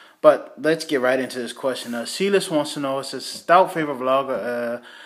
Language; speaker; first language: English; native; English